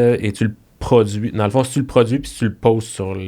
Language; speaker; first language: French; native; French